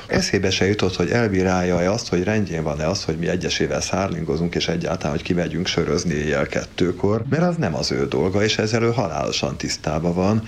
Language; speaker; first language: Hungarian; native; Hungarian